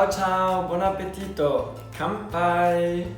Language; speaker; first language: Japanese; non-native, learner; Italian